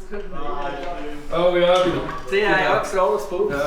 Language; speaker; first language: German; native; German